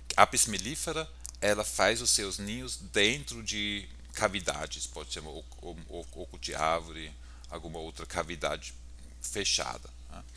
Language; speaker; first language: Portuguese; non-native, fluent; German